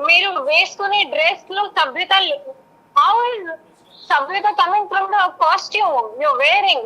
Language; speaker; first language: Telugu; non-native, learner; Hindi